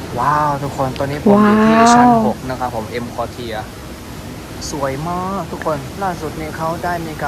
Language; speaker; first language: Thai; native; Thai